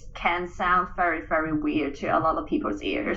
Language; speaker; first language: English; non-native, local second language; Cantonese